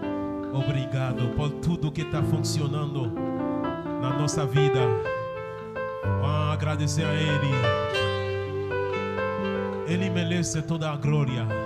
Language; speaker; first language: Portuguese; non-native, learner; Haitian Creole